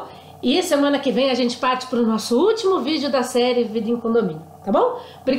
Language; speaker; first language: Portuguese; native; Portuguese